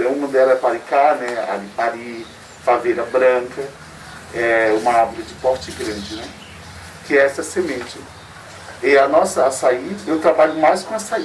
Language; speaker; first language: Portuguese; non-native, local second language; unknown